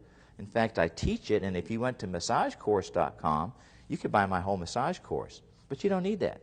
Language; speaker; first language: English; native; English